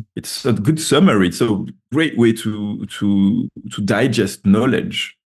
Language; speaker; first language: English; non-native, fluent; French